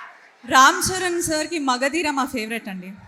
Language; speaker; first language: Telugu; non-native, local second language; Kannada